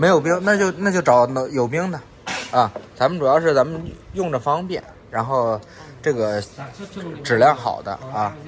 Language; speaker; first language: Chinese; native; Chinese